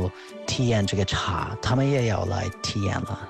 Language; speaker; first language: Chinese; non-native, fluent; English